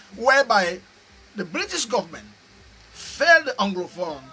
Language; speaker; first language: English; non-native, local second language; French